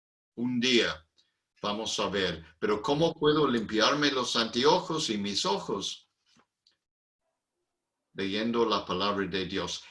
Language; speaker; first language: Spanish; non-native, fluent; English